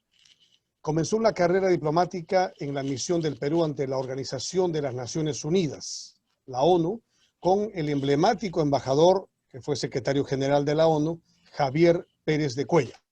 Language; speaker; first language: Spanish; native; Spanish